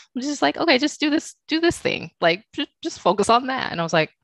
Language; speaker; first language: English; native; English